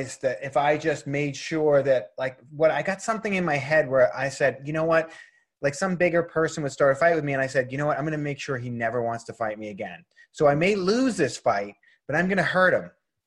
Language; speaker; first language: English; native; English